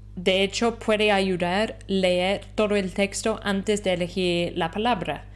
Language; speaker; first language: Spanish; non-native, fluent; English